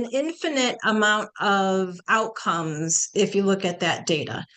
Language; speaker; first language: English; early bilingual, other home language; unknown